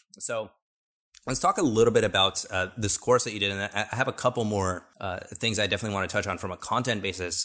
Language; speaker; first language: English; native; English